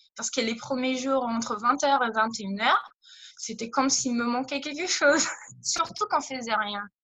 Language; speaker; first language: French; non-native, fluent; Portuguese